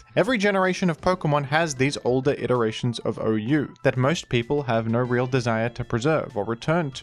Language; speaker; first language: English; native; English